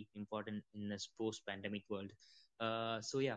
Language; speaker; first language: English; non-native, local second language; Malayalam